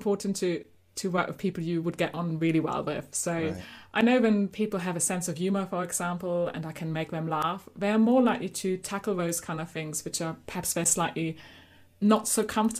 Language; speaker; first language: English; non-native, fluent; German